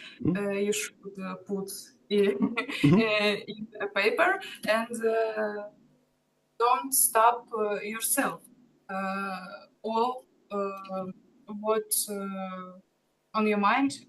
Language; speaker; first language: English; non-native, learner; Russian